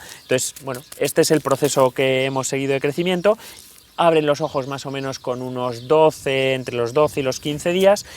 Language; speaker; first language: Spanish; native; Spanish